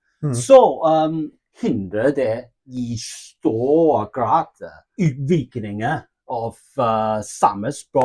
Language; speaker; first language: Norwegian; non-native, learner; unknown